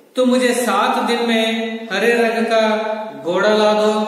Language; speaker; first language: Hindi; non-native, local second language; Kannada